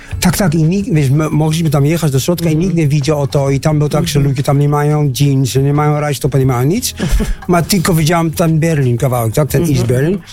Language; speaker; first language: Polish; early bilingual, heritage; Dutch